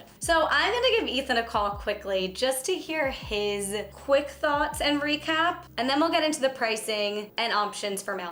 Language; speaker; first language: English; native; English